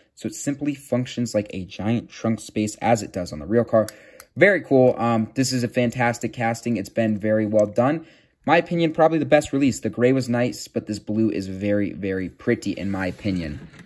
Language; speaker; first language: English; native; English